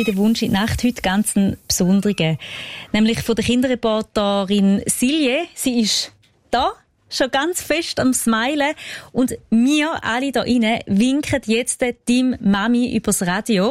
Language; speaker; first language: German; native; German